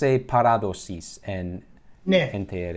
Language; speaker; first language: Greek; non-native, learner; English